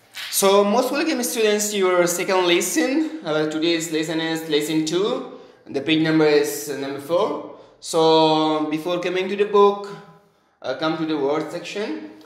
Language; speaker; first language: English; non-native, fluent; Persian